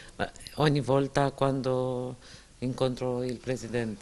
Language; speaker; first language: Italian; non-native, learner; Romanian